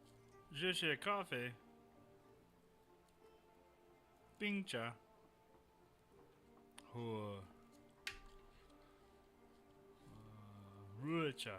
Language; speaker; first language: Chinese; non-native, learner; English